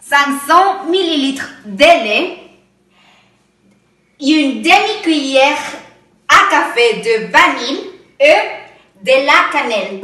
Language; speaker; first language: French; non-native, learner; Spanish